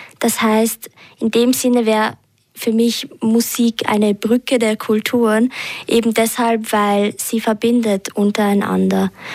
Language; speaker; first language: German; early bilingual, other home language; Albanian